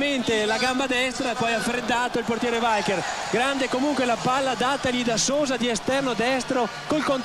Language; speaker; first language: Italian; native; Italian